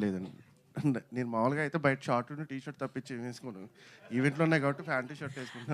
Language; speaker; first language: Telugu; native; Telugu